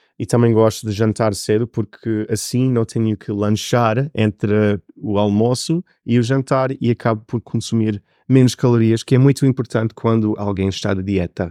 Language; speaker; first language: Portuguese; non-native, fluent; English